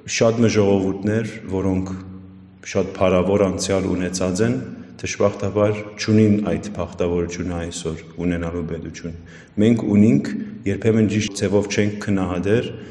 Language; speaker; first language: Armenian; early bilingual, heritage; Armenian